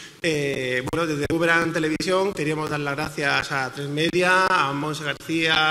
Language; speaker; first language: Spanish; native; Spanish